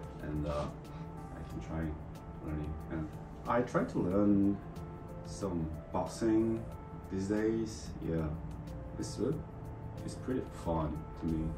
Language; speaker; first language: English; non-native, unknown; Korean